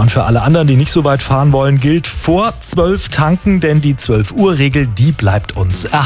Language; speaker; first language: German; native; German